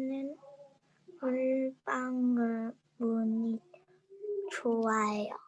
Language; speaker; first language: Korean; non-native, learner; English